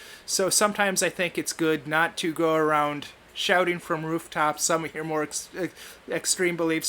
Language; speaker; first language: English; native; English